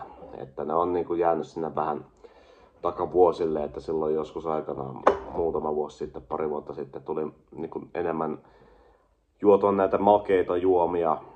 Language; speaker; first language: Finnish; native; Finnish